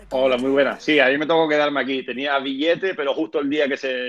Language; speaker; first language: Spanish; native; Spanish